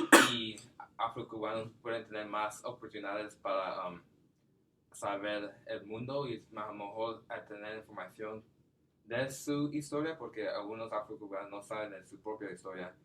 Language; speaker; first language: Spanish; non-native, learner; English